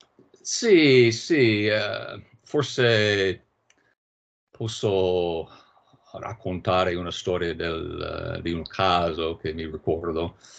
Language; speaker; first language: Italian; non-native, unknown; English